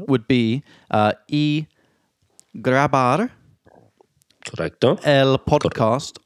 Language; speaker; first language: English; native; English